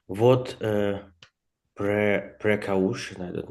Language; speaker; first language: English; non-native, learner; Ukrainian